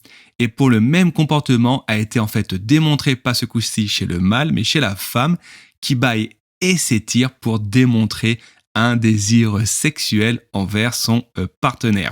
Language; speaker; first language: French; native; French